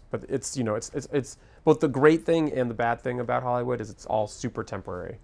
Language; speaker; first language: English; native; English